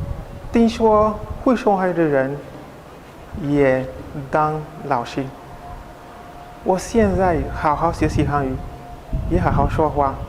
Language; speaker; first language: Chinese; non-native, learner; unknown